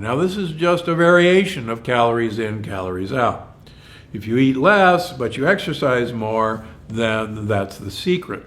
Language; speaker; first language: English; native; English